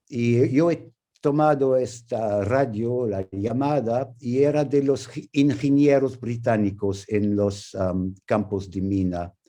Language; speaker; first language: Spanish; non-native, fluent; English